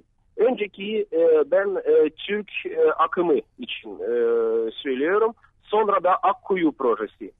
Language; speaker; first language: Turkish; non-native, fluent; Russian